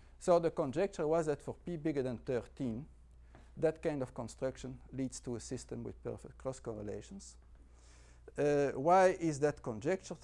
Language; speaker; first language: English; non-native, fluent; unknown